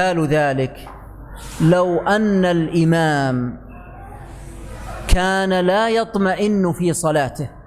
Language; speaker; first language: Arabic; native; Arabic